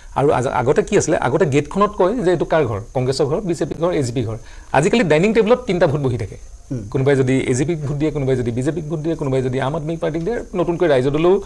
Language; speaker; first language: Assamese; native; Assamese